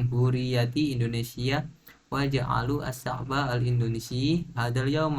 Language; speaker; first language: Arabic; non-native, learner; Indonesian